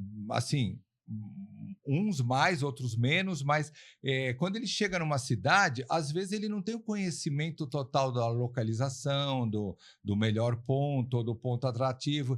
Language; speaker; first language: Portuguese; native; Portuguese